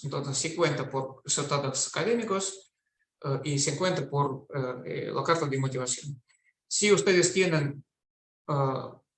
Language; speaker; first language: Spanish; non-native, fluent; Russian